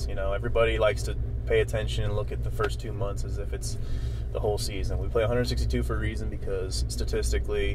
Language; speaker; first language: English; native; English